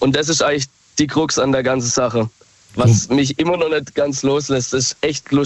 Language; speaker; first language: German; native; German